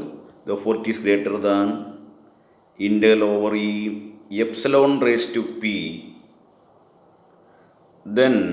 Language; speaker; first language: English; non-native, local second language; Malayalam